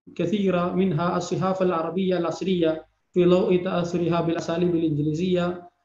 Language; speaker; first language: Arabic; non-native, fluent; Malayalam